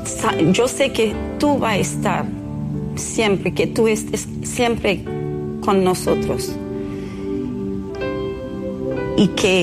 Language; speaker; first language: Spanish; non-native, fluent; Haitian Creole